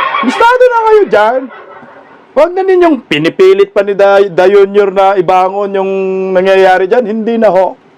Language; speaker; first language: Filipino; non-native, local second language; Cebuano